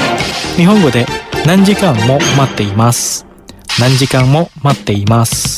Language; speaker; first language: Japanese; non-native, fluent; Indonesian